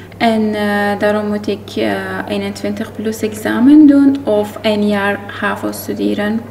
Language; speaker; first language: Dutch; non-native, learner; Persian